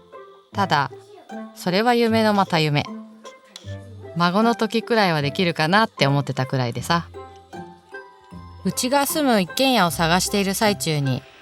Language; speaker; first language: Japanese; native; Japanese